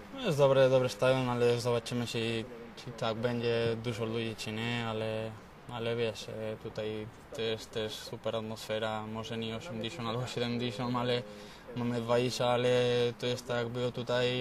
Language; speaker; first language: Polish; non-native, learner; Spanish